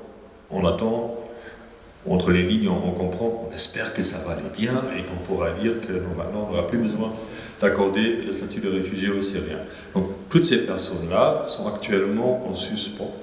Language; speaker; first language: French; native; French